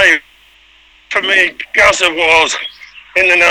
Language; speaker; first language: English; native; English